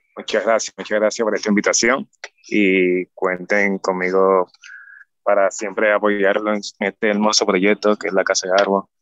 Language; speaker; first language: Spanish; native; Spanish